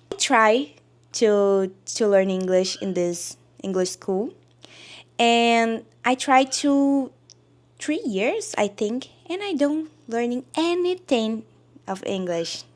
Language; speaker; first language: English; non-native, learner; Portuguese